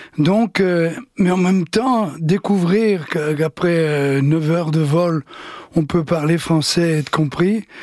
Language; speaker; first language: French; early bilingual, other home language; Italian